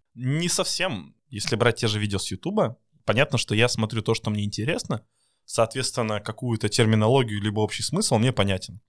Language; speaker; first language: Russian; native; Russian